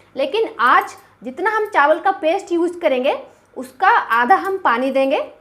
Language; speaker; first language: Hindi; non-native, local second language; Bangla